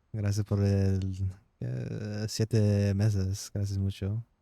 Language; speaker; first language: Spanish; non-native, learner; English